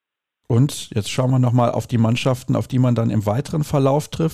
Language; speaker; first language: German; native; German